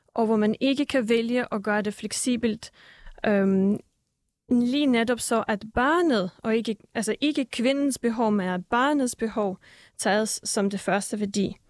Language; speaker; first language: Danish; early bilingual, other home language; Russian